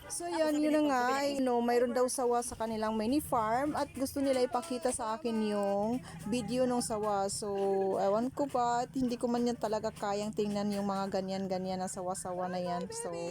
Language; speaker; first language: Filipino; native; Filipino